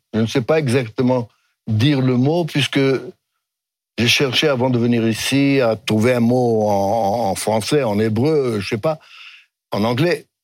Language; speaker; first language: French; non-native, fluent; Hebrew